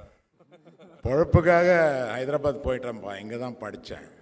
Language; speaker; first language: Tamil; non-native, local second language; Telugu